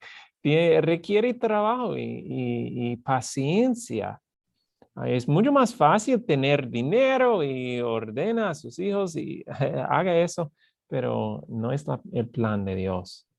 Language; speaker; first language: Spanish; non-native, fluent; English